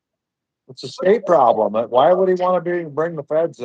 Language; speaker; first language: English; native; English